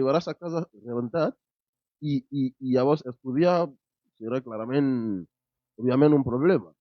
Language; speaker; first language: Catalan; non-native, fluent; Akan